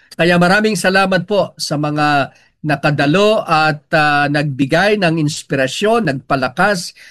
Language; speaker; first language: Filipino; native; Filipino